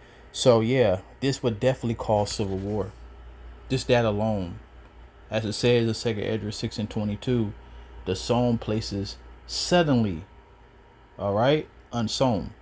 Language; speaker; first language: English; native; English